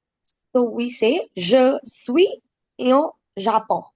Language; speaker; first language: French; non-native, learner; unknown